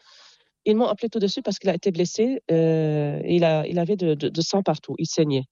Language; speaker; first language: French; non-native, local second language; Arabic